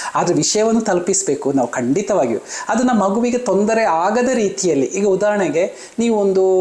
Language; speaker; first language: Kannada; non-native, local second language; Malayalam